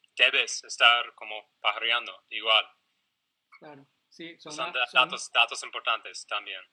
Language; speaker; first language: Spanish; non-native, fluent; English